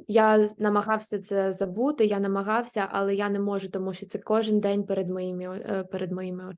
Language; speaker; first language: Ukrainian; native; Ukrainian